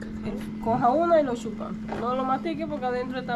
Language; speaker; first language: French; non-native, learner; Spanish